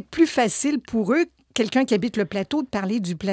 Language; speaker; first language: French; native; French